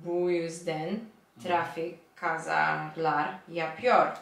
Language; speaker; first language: Turkish; non-native, learner; Polish